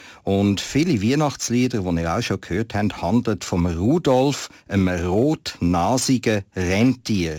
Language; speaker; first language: German; native; German